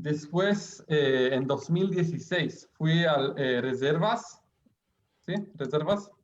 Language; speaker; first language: Spanish; non-native, fluent; Hebrew